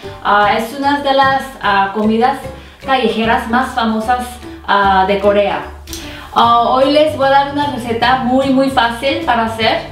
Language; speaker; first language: Spanish; non-native, fluent; Korean